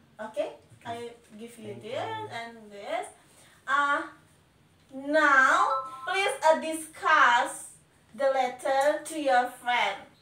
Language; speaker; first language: English; non-native, learner; Indonesian